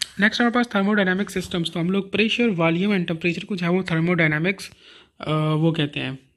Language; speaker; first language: Urdu; non-native, local second language; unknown